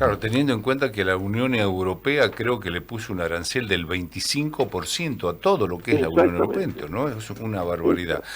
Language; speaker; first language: Spanish; native; Spanish